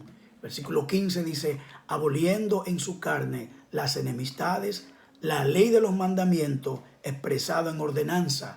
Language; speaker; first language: Spanish; native; Spanish